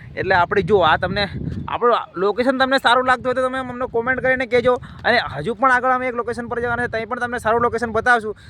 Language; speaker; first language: Gujarati; non-native, local second language; Bhili